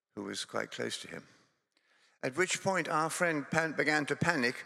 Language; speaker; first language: English; native; English